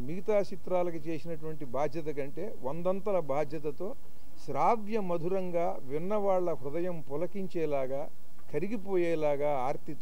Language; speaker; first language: Telugu; native; Telugu